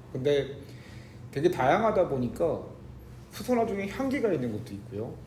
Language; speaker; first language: Korean; native; Korean